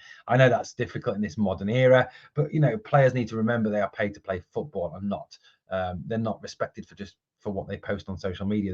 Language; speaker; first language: English; native; English